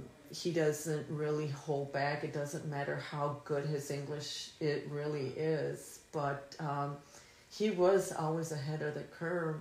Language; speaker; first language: English; early bilingual, other home language; Spanish